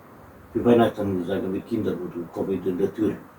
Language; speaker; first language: German; non-native, learner; Romanian